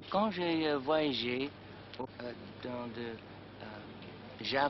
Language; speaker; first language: French; non-native, learner; English